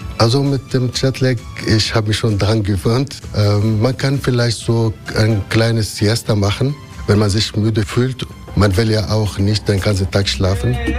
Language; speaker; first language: German; non-native, fluent; Arabic